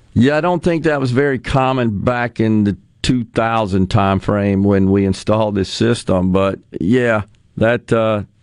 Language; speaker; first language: English; native; English